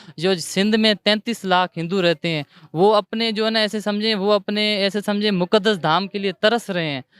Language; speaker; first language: Urdu; non-native, local second language; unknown